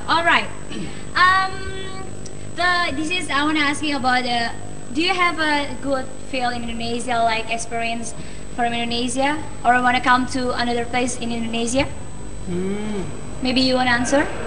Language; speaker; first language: English; non-native, learner; Javanese